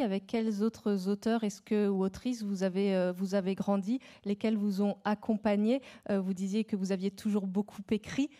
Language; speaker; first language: French; native; French